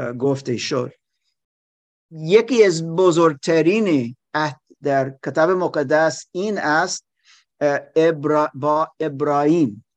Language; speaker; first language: Persian; non-native, learner; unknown